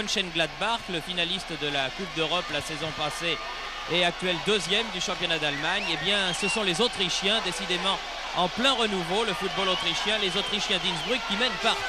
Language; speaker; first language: French; native; French